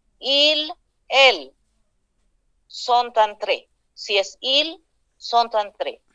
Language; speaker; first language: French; non-native, fluent; Spanish